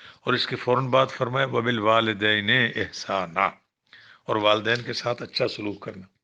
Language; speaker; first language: Urdu; non-native, local second language; Punjabi